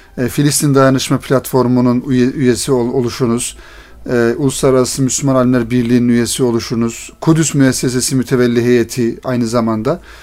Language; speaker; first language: Turkish; native; Turkish